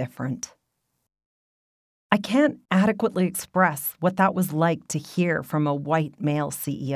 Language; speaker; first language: English; native; English